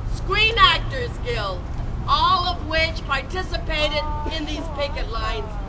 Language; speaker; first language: English; early bilingual, other home language; Spanish